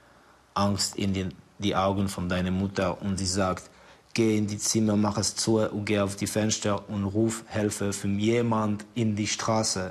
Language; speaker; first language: German; non-native, fluent; Estonian